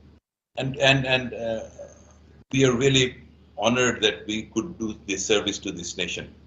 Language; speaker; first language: English; non-native, fluent; Bangla